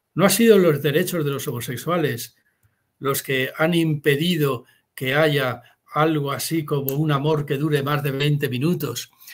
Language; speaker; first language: Spanish; native; Spanish